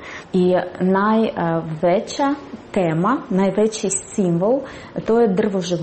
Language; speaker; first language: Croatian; non-native, learner; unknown